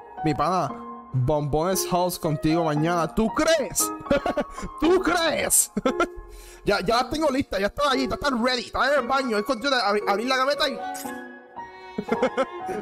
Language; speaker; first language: Spanish; native; Spanish